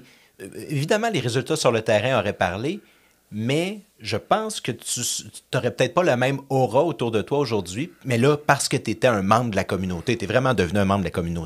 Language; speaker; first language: French; native; French